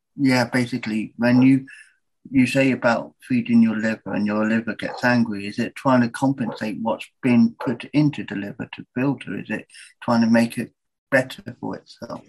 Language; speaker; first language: English; native; English